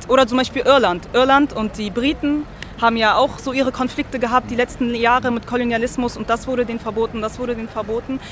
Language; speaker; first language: German; early bilingual, other home language; Arabic